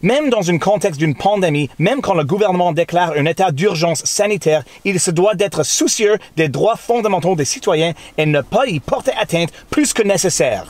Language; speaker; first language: French; non-native, local second language; English